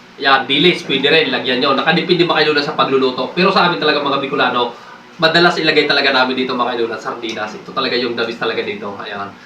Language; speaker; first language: Filipino; non-native, local second language; Bikol